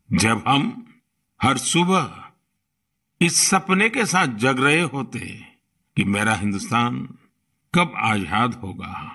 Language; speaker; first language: Hindi; non-native, local second language; Gujarati